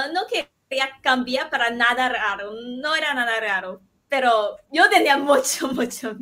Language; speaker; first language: Spanish; non-native, fluent; Chinese